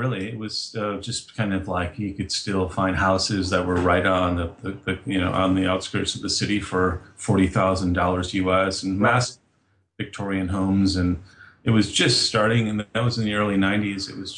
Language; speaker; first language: English; native; English